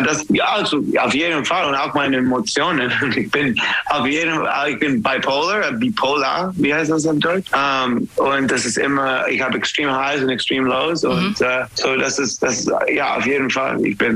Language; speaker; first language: German; non-native, fluent; English